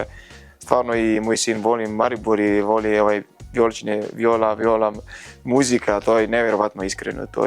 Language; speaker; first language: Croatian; non-native, learner; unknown